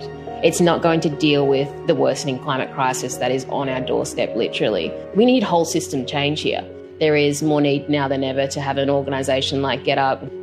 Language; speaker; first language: English; native; English